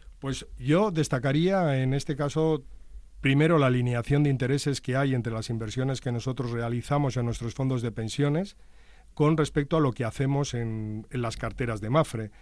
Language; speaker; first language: Spanish; native; Spanish